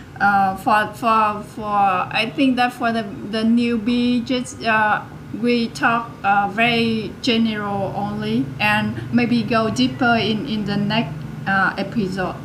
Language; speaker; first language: English; non-native, learner; Vietnamese